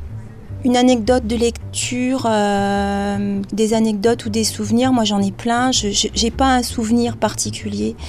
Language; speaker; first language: French; native; French